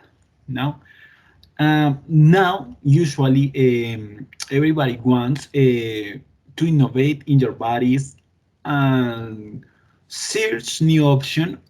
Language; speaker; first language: English; non-native, learner; Spanish